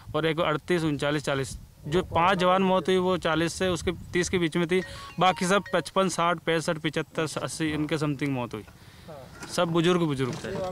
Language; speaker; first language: Hindi; native; Hindi